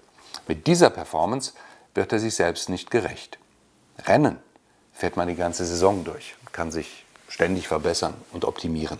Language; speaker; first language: German; native; German